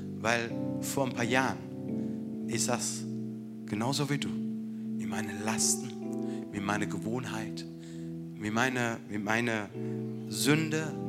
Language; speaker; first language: German; non-native, fluent; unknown